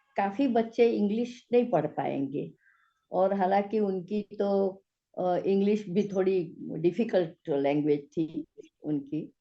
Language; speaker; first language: Hindi; non-native, local second language; Gujarati